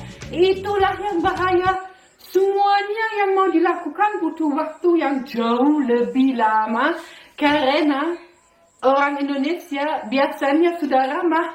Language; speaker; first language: Indonesian; non-native, fluent; German